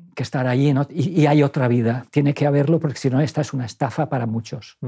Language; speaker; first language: Spanish; native; Spanish